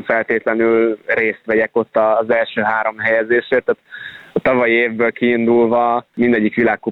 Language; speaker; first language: Hungarian; native; Hungarian